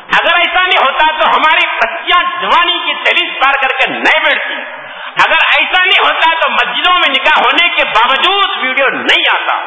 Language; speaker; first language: Urdu; native; Urdu